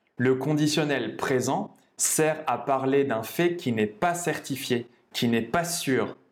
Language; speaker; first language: French; native; French